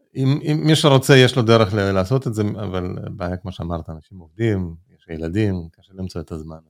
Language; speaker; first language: Hebrew; native; Hebrew